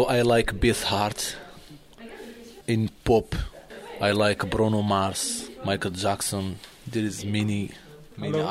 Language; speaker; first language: English; non-native, learner; Arabic